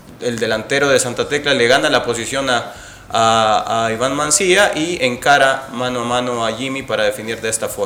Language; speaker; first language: Spanish; native; Spanish